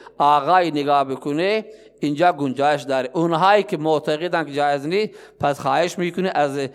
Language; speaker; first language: Persian; non-native, local second language; Baluchi